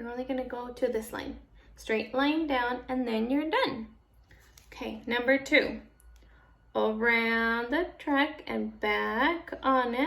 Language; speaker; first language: English; native; English